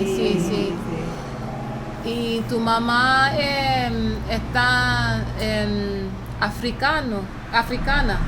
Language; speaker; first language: Spanish; early bilingual, heritage; English